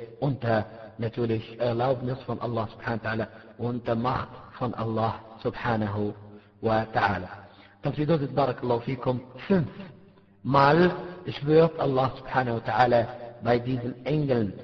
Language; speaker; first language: German; non-native, fluent; Arabic